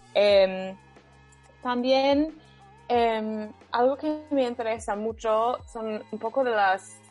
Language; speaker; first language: Spanish; non-native, fluent; English